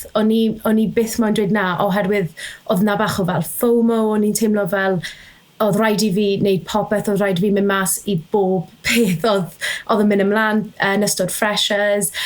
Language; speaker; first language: Welsh; native; Welsh